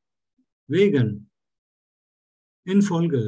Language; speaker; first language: German; non-native, learner; Turkish